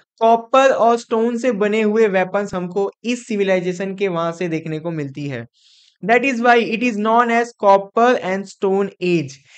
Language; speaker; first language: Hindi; non-native, local second language; Gujarati